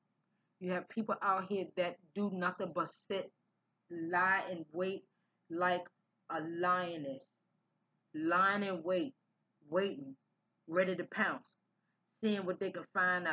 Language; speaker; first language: English; native; English